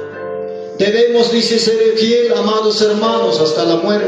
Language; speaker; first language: Spanish; non-native, local second language; Quechua